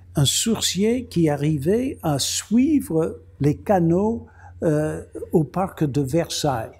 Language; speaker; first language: French; non-native, fluent; English